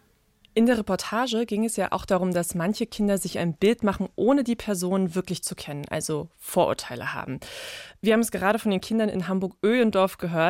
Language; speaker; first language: German; native; German